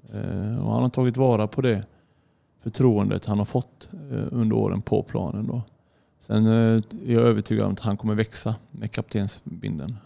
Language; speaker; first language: Swedish; early bilingual, other home language; Arabic